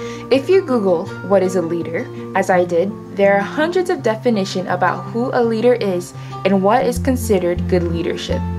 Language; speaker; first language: English; early bilingual, other home language; Haitian Creole